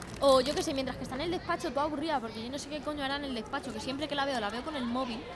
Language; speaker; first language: Spanish; native; Spanish